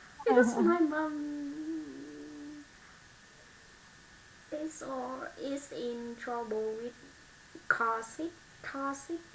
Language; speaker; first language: English; non-native, learner; Vietnamese